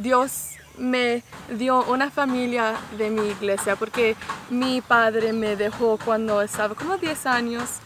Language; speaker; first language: Spanish; non-native, learner; English